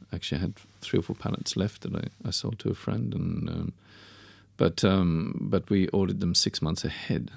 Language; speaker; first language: English; native; English